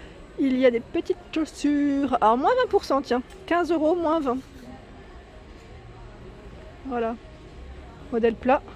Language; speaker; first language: French; native; French